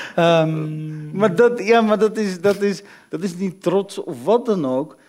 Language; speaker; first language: Dutch; early bilingual, other home language; Arabic